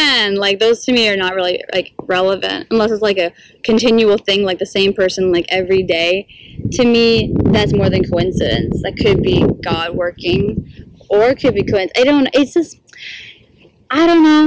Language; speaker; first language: English; native; English